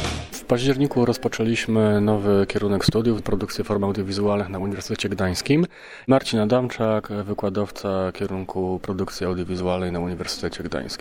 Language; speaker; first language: Polish; native; Polish